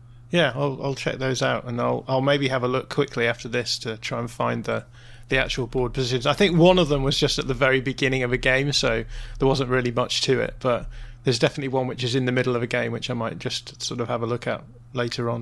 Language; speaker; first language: English; native; English